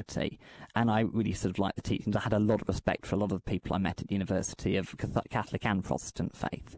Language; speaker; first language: English; native; English